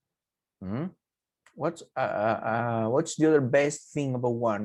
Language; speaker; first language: English; non-native, fluent; Spanish